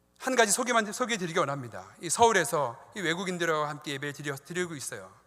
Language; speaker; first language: Korean; native; Korean